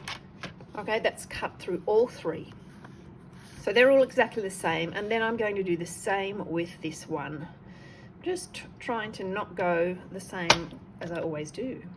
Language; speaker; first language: English; native; English